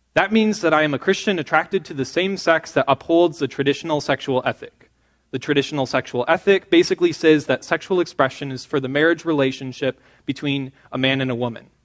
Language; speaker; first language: English; native; English